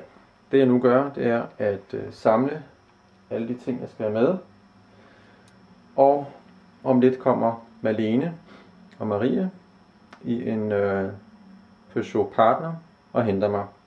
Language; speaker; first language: Danish; native; Danish